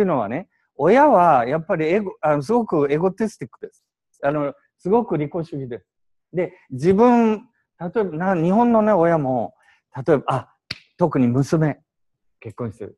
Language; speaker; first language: Japanese; native; Japanese